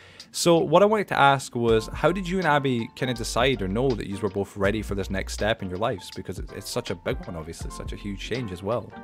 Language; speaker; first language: English; native; English